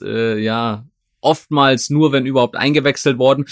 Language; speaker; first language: German; native; German